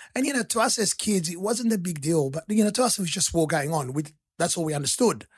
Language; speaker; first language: English; early bilingual, other home language; Arabic